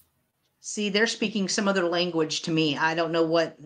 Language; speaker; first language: English; native; English